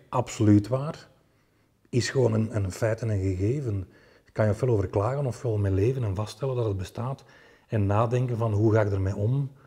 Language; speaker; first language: Dutch; native; Dutch